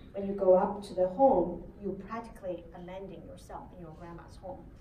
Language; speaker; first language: English; non-native, fluent; Chinese